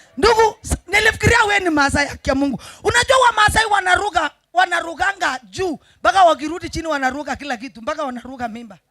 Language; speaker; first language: Swahili; non-native, local second language; Kalenjin